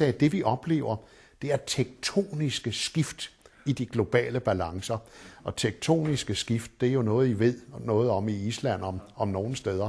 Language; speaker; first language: Danish; native; Danish